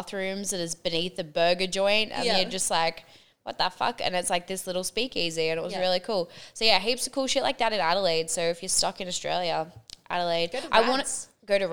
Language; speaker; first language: English; native; English